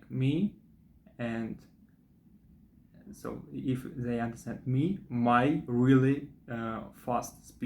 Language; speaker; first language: English; non-native, fluent; Russian